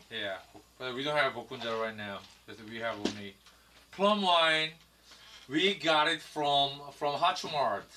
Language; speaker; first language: English; non-native, learner; Korean